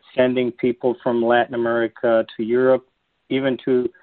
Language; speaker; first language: English; native; English